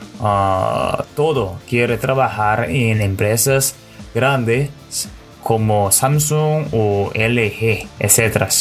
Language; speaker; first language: Spanish; non-native, learner; Korean